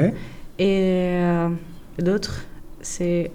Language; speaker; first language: French; non-native, learner; Persian